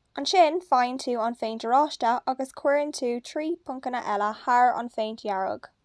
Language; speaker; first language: Irish; non-native, local second language; English